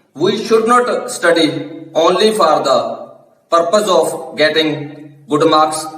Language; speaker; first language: English; non-native, local second language; Punjabi